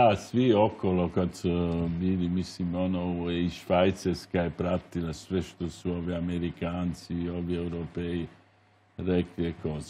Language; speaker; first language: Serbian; non-native, learner; Italian